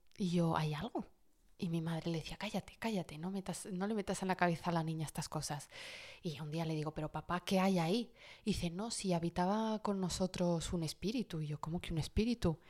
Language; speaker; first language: Spanish; early bilingual, other home language; Arabic